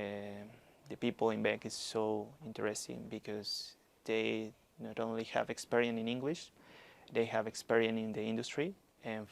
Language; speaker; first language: English; non-native, learner; Spanish